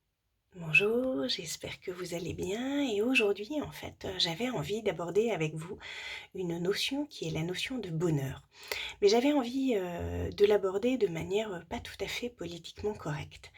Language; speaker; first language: French; native; French